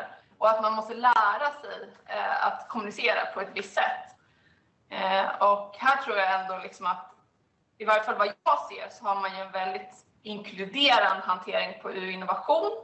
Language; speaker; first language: Swedish; native; Swedish